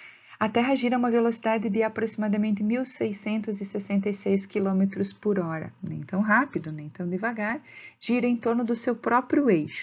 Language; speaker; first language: Portuguese; native; Portuguese